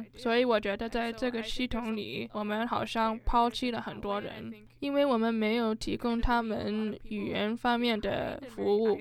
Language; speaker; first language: Chinese; early bilingual, heritage; Chinese